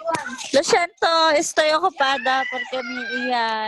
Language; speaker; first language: Spanish; non-native, learner; Filipino